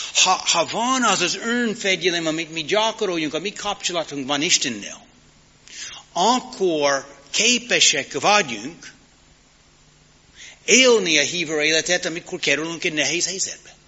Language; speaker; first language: Hungarian; non-native, learner; English